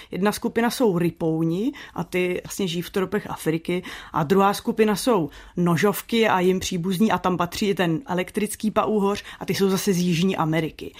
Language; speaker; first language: Czech; native; Czech